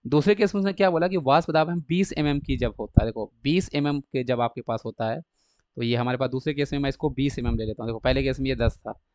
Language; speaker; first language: Hindi; native; Hindi